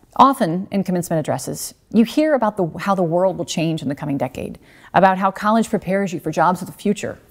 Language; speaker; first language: English; native; English